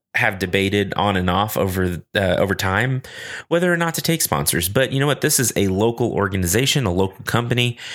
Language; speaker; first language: English; native; English